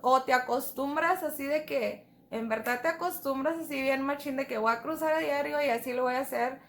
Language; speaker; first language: Spanish; early bilingual, heritage; Spanish